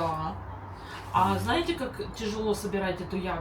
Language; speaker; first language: Russian; native; Russian